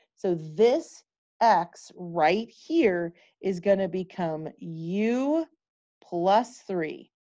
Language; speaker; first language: English; native; English